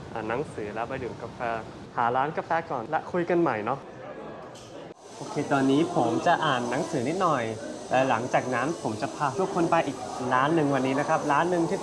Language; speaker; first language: Thai; non-native, fluent; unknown